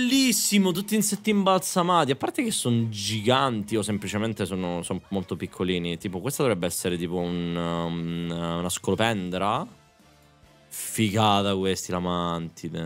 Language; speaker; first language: Italian; native; Italian